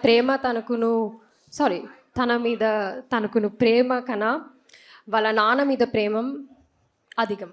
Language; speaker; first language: Telugu; non-native, learner; Malayalam